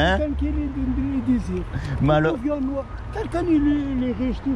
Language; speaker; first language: French; non-native, learner; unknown